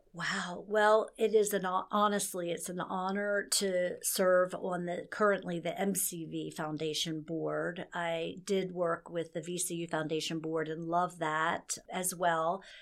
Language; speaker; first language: English; native; English